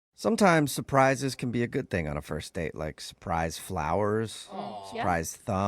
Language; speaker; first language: English; native; English